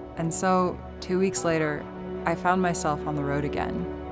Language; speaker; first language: English; native; English